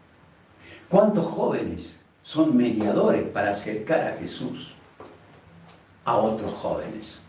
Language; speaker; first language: Spanish; native; Spanish